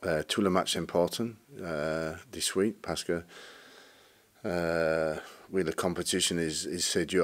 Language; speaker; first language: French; non-native, learner; English